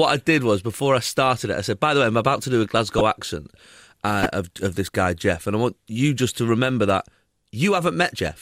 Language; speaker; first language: English; native; English